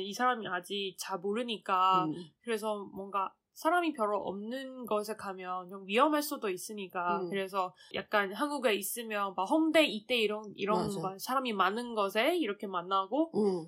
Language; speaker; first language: Korean; non-native, learner; Chinese